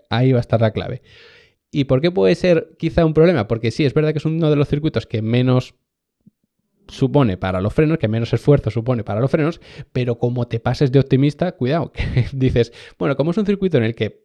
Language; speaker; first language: Spanish; native; Spanish